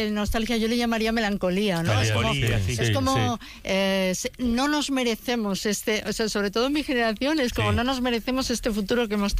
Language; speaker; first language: Spanish; native; Spanish